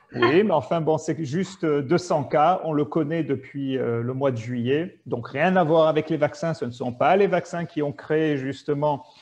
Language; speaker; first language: French; native; French